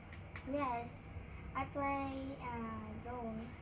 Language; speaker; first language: English; non-native, learner; Indonesian